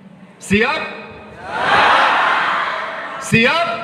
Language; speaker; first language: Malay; non-native, learner; Arabic